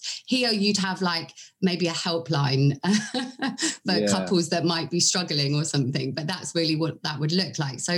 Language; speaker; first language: English; native; English